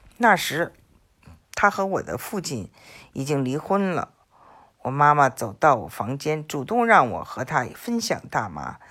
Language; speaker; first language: Chinese; native; Chinese